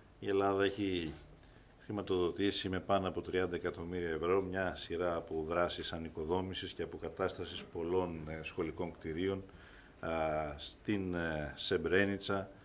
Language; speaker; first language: Greek; native; Greek